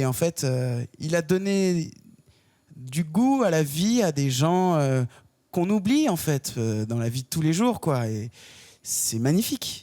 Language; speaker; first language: French; native; French